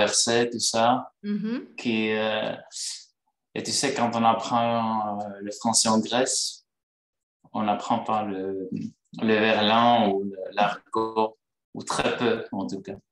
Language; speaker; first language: French; non-native, fluent; Greek